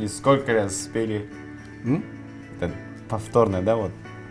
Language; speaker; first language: Russian; non-native, local second language; Kyrgyz